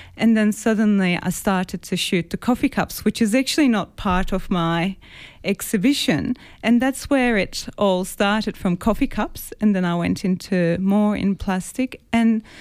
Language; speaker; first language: English; non-native, fluent; Greek